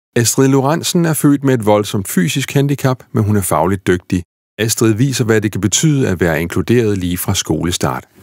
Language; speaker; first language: Danish; native; Danish